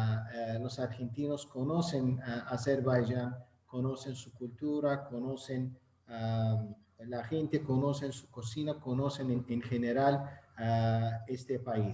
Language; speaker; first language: Spanish; non-native, learner; Azerbaijani